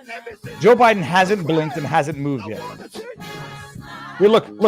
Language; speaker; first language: English; native; English